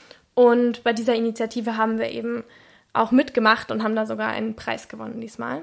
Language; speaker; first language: German; native; German